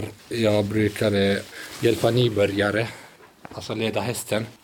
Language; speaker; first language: Swedish; early bilingual, other home language; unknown